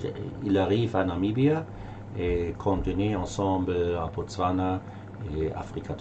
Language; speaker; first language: French; non-native, learner; German